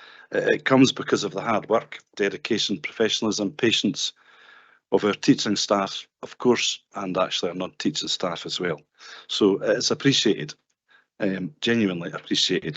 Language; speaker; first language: English; native; English